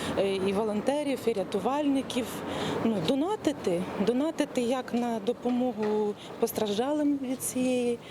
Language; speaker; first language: Ukrainian; non-native, local second language; Russian